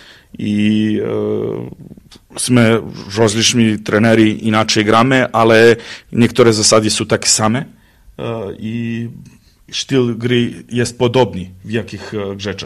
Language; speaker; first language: Polish; non-native, learner; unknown